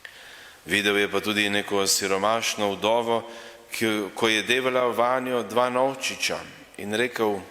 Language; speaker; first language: Slovenian; native; Slovenian